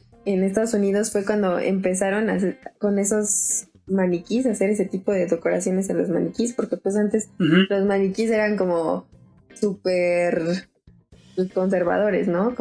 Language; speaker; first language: Spanish; native; Spanish